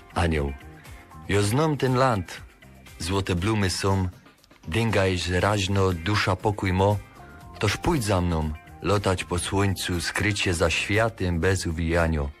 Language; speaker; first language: Polish; native; Polish